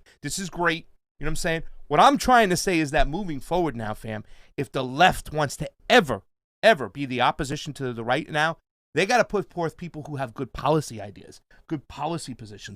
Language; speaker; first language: English; native; English